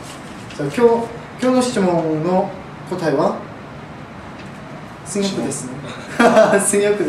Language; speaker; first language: Japanese; non-native, learner; Korean